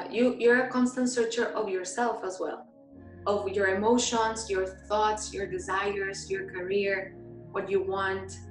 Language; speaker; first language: English; non-native, fluent; Spanish